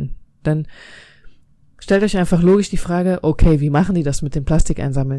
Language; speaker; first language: German; native; German